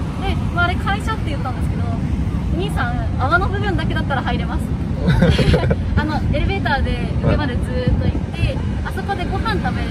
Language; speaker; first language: Japanese; native; Japanese